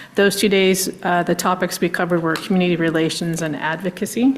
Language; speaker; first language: English; native; English